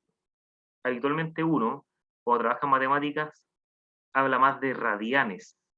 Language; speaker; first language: Spanish; native; Spanish